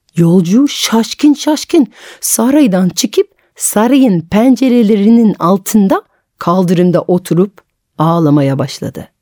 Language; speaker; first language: Turkish; non-native, fluent; French